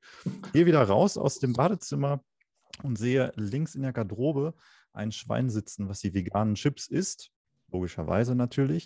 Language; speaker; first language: German; native; German